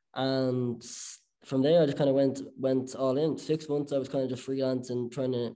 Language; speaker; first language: English; native; English